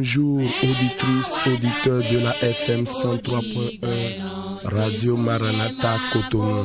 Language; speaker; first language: French; non-native, local second language; Fon